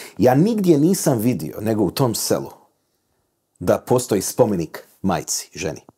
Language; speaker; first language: Croatian; early bilingual, heritage; Croatian